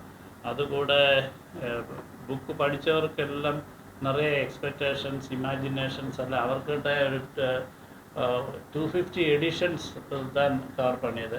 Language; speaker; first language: Tamil; non-native, learner; Malayalam